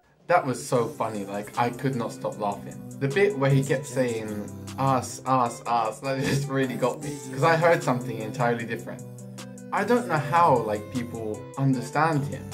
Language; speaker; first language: English; native; English